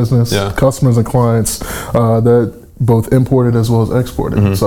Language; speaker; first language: English; native; English